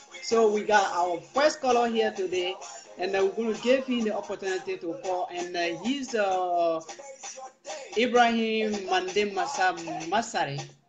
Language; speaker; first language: English; non-native, local second language; Mandingo